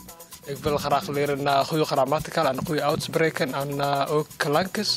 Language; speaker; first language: Dutch; non-native, learner; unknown